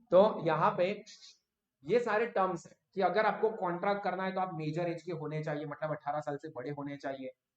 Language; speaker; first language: Hindi; non-native, local second language; Gujarati